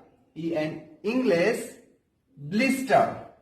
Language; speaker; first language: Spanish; non-native, fluent; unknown